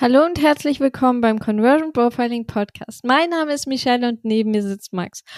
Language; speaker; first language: German; native; German